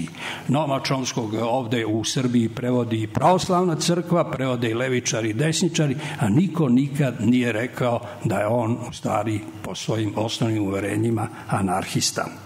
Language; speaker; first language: Serbian; native; Serbian